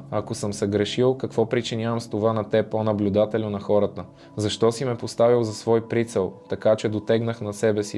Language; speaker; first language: Bulgarian; native; Bulgarian